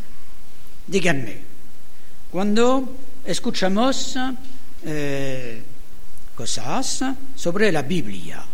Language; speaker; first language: Spanish; non-native, fluent; French